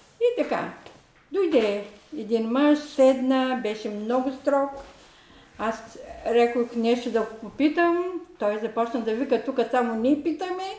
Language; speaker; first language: Bulgarian; non-native, local second language; Turkish